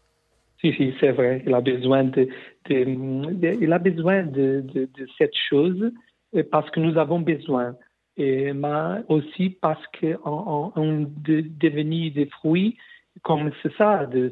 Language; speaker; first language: French; non-native, learner; Portuguese